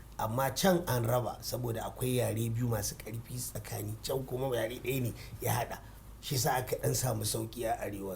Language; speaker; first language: Hausa; non-native, local second language; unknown